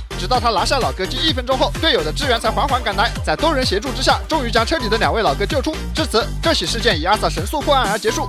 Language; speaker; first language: Chinese; native; Chinese